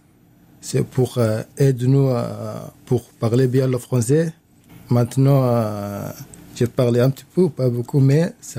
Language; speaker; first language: French; non-native, learner; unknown